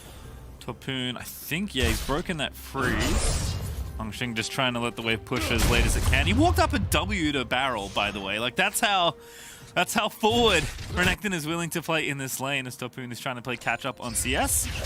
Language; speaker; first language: English; native; English